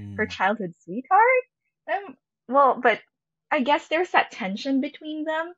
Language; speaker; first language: English; non-native, local second language; Filipino